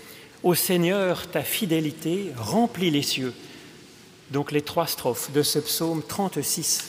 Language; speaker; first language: French; native; French